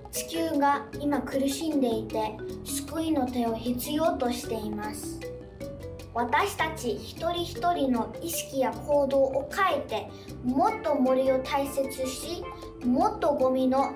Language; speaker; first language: Japanese; early bilingual, other home language; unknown